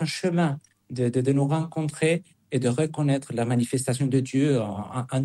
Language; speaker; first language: French; non-native, fluent; Spanish